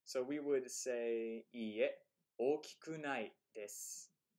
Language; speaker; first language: Japanese; non-native, fluent; English